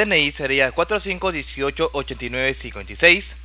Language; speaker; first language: Spanish; native; Spanish